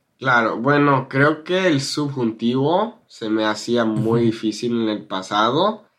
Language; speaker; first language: Spanish; non-native, fluent; English